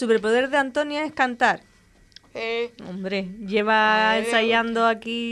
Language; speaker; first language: Spanish; native; Spanish